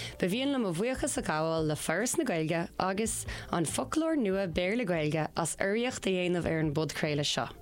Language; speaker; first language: Irish; non-native, local second language; English